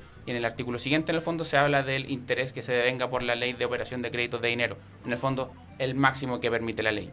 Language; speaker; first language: Spanish; native; Spanish